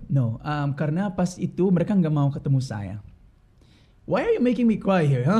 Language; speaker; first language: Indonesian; non-native, fluent; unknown